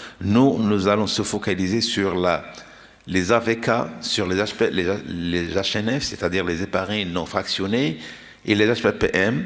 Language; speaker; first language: French; non-native, local second language; Arabic